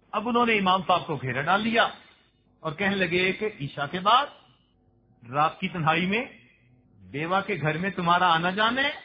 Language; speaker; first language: Urdu; non-native, local second language; Punjabi